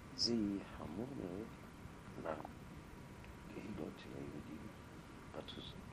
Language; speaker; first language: Hebrew; non-native, fluent; French